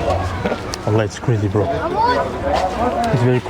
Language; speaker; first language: English; non-native, learner; French